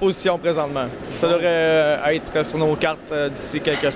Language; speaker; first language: French; native; French